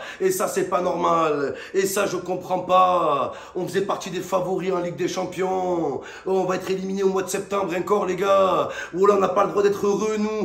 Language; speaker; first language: French; native; French